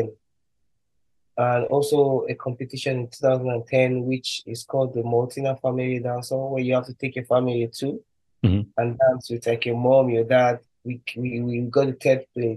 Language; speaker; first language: English; non-native, local second language; Igbo